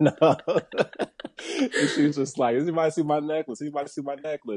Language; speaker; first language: English; native; English